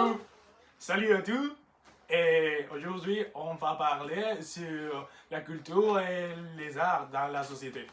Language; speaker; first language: French; non-native, learner; Spanish